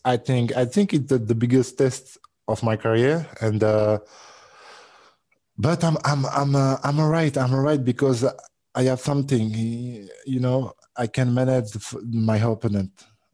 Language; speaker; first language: English; non-native, learner; French